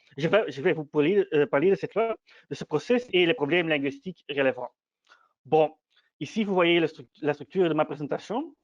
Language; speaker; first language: French; non-native, fluent; Dutch